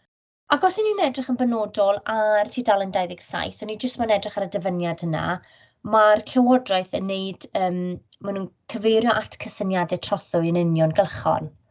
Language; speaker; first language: Welsh; native; Welsh